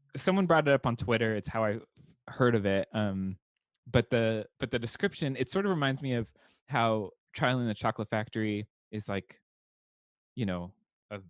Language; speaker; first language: English; native; English